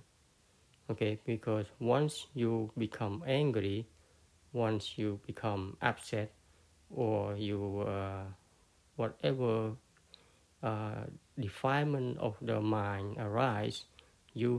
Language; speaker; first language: English; non-native, fluent; Khmer